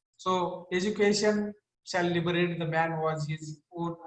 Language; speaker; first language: English; non-native, local second language; Marathi